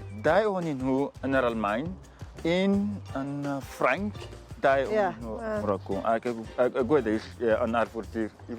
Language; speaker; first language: Welsh; non-native, fluent; French